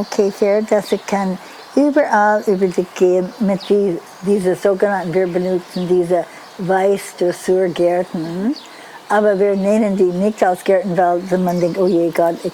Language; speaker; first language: German; non-native, learner; English